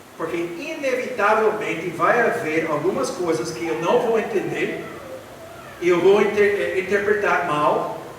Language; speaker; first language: Portuguese; non-native, fluent; English